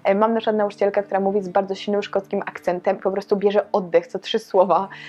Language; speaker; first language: Polish; native; Polish